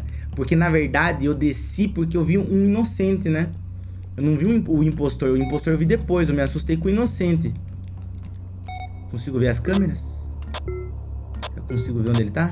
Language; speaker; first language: Portuguese; native; Portuguese